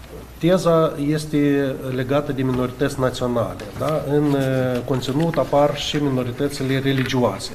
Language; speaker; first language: Romanian; native; Romanian